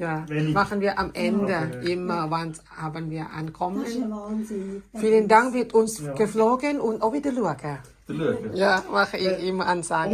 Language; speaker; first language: German; non-native, learner; Thai